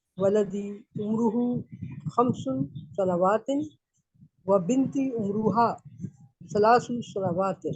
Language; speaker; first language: Arabic; non-native, learner; Urdu